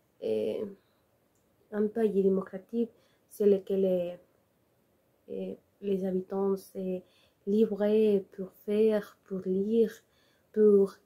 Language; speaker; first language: French; non-native, learner; Spanish